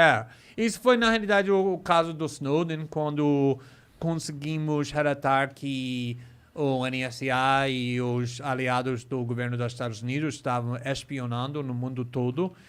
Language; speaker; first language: Portuguese; non-native, fluent; English